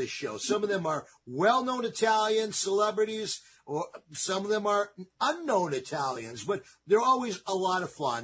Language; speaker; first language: English; native; English